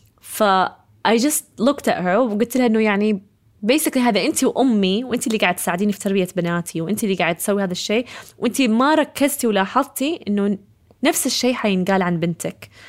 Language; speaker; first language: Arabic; early bilingual, heritage; Arabic